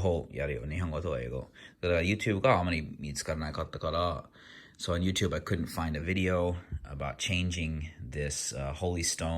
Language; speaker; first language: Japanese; non-native, learner; English